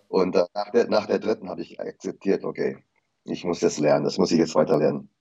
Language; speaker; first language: German; early bilingual, heritage; German